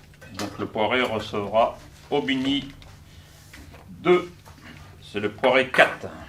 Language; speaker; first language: French; native; French